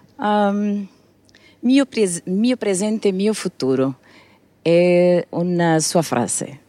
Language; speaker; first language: Italian; non-native, learner; Portuguese